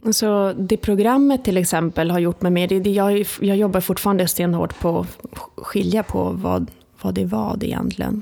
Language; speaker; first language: Swedish; early bilingual, other home language; Italian